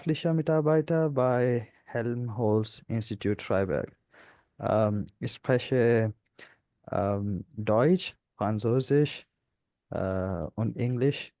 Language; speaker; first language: German; non-native, learner; Punjabi